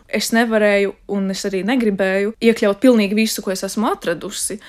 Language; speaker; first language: Latvian; non-native, fluent; Russian